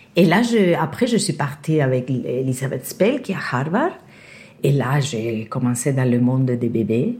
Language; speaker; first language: French; non-native, fluent; Spanish